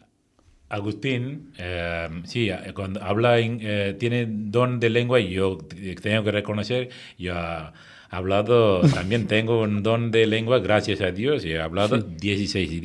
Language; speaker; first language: Spanish; non-native, fluent; Tamil